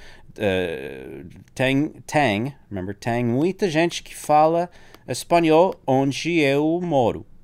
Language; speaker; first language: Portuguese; non-native, fluent; English